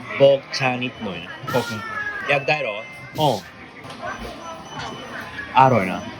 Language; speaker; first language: Thai; non-native, learner; Japanese